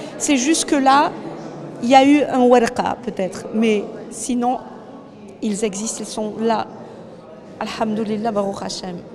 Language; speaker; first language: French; native; French